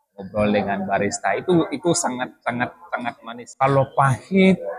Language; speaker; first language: Indonesian; non-native, fluent; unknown